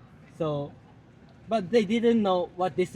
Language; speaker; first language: English; non-native, learner; Japanese